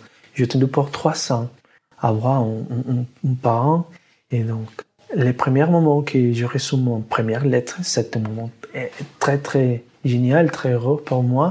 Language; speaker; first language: French; non-native, learner; Spanish